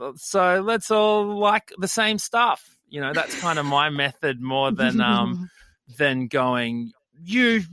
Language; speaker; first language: English; native; English